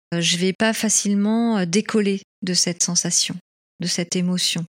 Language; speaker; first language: French; native; French